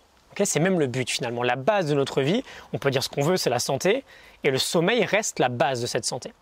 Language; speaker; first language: French; native; French